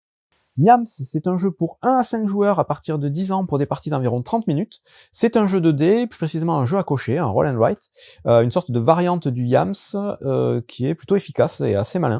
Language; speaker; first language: French; native; French